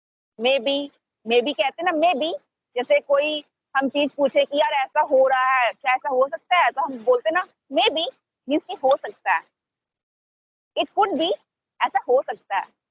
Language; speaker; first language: Hindi; native; Hindi